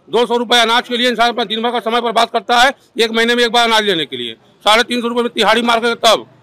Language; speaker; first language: Hindi; native; Hindi